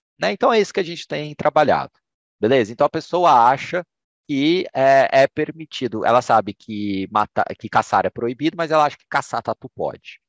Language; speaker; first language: Portuguese; native; Portuguese